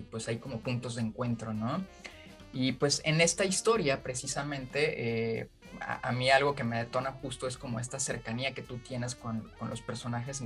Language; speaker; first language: Spanish; native; Spanish